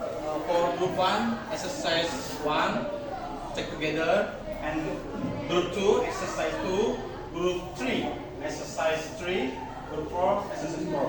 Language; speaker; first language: English; non-native, learner; Indonesian